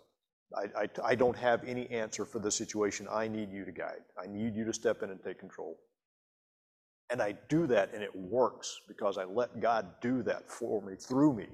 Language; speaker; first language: English; native; English